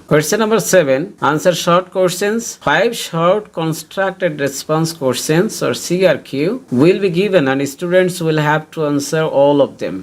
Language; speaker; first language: English; non-native, local second language; Bangla